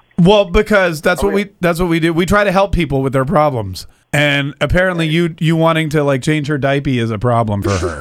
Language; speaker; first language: English; native; English